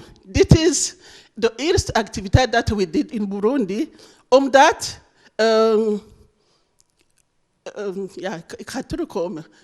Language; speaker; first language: Dutch; non-native, learner; Rundi